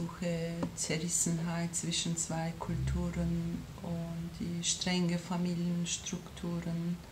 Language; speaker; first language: German; non-native, fluent; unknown